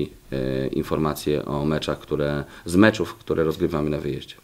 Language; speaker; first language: Polish; native; Polish